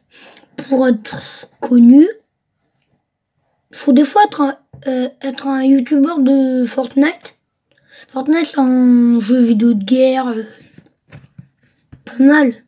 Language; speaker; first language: French; early bilingual, other home language; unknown